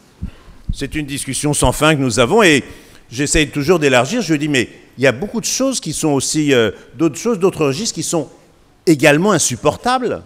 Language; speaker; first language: French; native; French